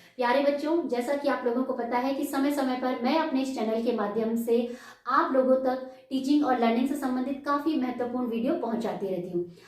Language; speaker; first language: Hindi; native; Hindi